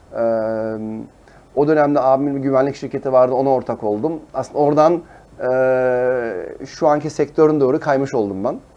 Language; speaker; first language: Turkish; early bilingual, heritage; Turkish